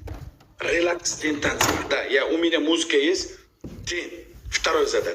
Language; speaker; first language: Russian; non-native, learner; Uzbek